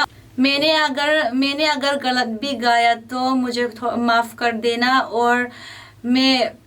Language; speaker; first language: Hindi; non-native, local second language; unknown